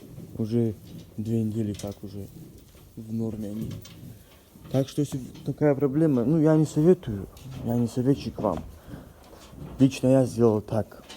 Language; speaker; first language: Russian; non-native, local second language; Ossetic